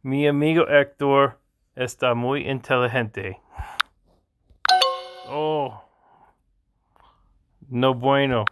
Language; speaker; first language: Spanish; non-native, learner; English